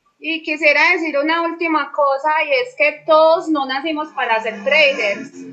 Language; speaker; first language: Spanish; native; Spanish